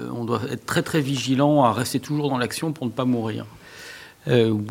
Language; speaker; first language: French; native; French